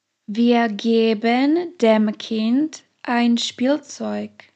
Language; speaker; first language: German; non-native, fluent; Slovak